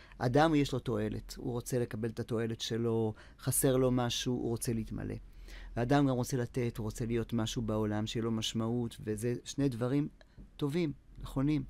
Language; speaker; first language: Hebrew; native; Hebrew